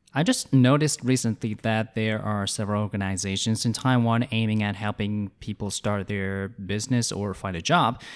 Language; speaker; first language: English; non-native, fluent; Chinese